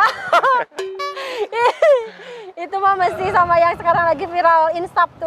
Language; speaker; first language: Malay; non-native, local second language; Sundanese